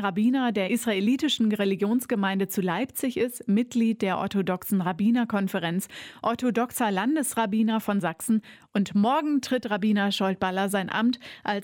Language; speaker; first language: German; native; German